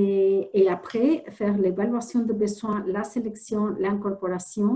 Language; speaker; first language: French; non-native, fluent; Spanish